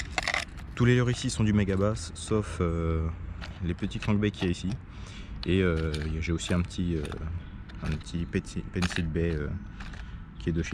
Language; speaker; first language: French; native; French